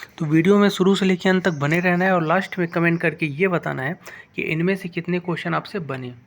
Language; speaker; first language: Hindi; native; Hindi